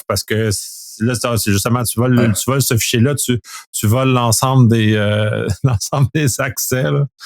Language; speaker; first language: French; native; French